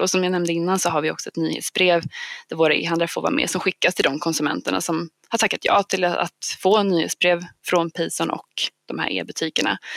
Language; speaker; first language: Swedish; native; Swedish